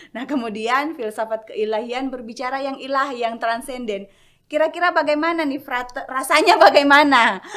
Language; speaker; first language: Indonesian; native; Indonesian